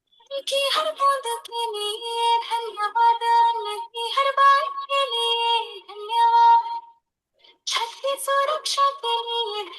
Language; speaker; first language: Hindi; native; Hindi